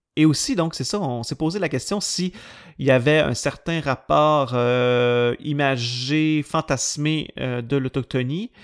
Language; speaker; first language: French; native; French